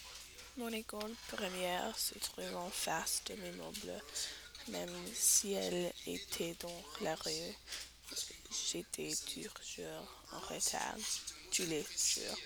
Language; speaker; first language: French; non-native, learner; English